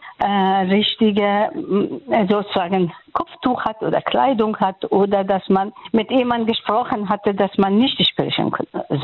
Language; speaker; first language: German; non-native, fluent; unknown